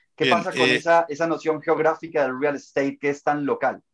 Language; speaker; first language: Spanish; native; Spanish